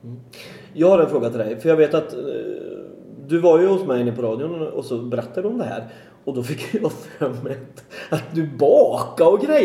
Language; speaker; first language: Swedish; native; Swedish